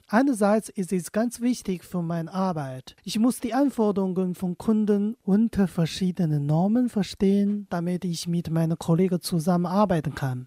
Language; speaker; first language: German; non-native, fluent; Chinese